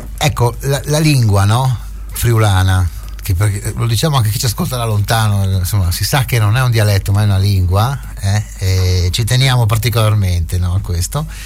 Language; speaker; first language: Italian; native; Italian